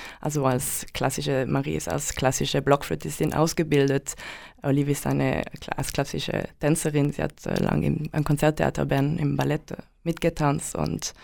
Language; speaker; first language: German; non-native, local second language; French